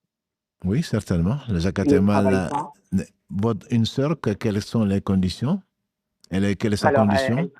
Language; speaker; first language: French; native; French